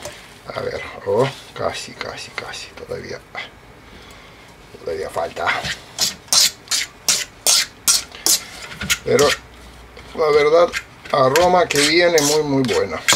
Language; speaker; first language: Spanish; non-native, fluent; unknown